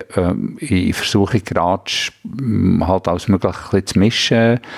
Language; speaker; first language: German; early bilingual, other home language; Swedish